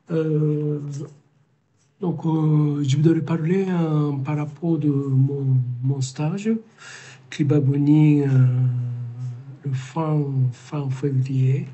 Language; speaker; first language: French; non-native, learner; Japanese